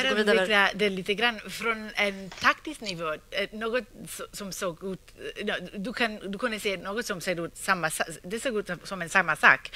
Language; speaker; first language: Swedish; non-native, fluent; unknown